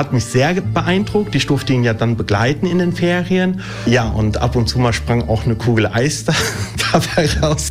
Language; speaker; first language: German; early bilingual, other home language; Italian